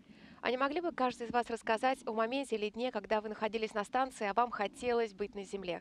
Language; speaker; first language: Russian; native; Russian